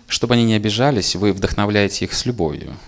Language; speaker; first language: Russian; native; Russian